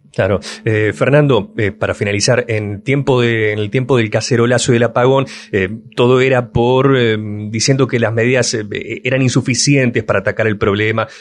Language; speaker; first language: Spanish; native; Spanish